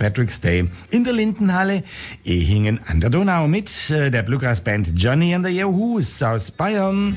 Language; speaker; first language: German; native; German